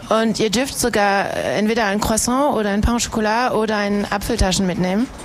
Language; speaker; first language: German; non-native, fluent; French